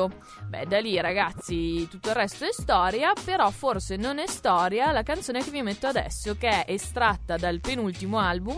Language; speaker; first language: Italian; native; Italian